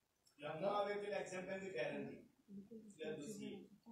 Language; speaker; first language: French; non-native, learner; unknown